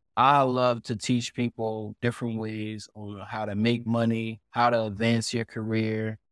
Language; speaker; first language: English; native; English